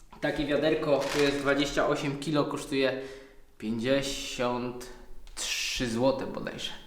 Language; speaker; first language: Polish; native; Polish